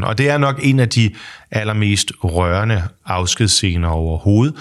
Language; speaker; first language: Danish; native; Danish